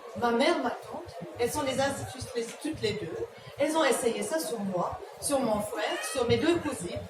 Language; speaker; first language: French; non-native, fluent; German